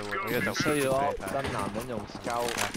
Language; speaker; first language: Cantonese; native; Cantonese